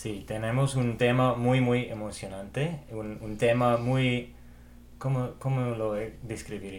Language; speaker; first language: Spanish; non-native, fluent; English